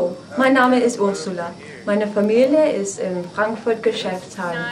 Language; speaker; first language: German; non-native, learner; English